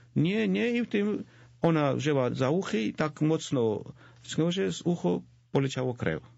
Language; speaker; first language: Polish; non-native, fluent; Georgian